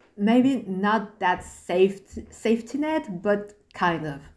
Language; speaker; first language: English; non-native, fluent; French